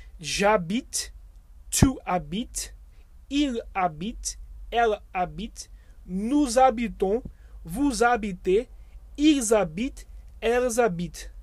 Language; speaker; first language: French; non-native, fluent; Portuguese